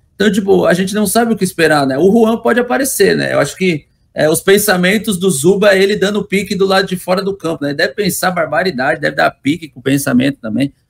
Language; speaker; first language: Portuguese; native; Portuguese